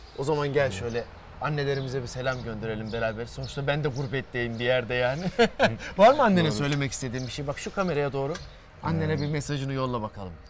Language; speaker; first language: Turkish; native; Turkish